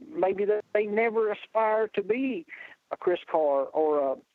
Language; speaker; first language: English; native; English